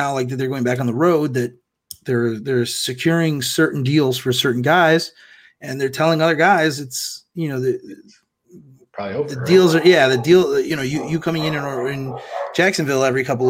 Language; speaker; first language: English; native; English